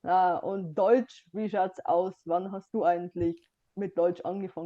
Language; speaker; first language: German; non-native, fluent; Bulgarian